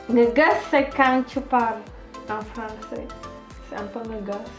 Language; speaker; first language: French; non-native, learner; Indonesian